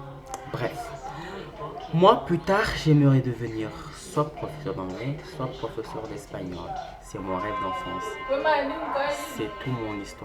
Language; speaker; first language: French; non-native, local second language; Comorian